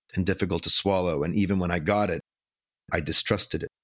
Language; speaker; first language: English; native; English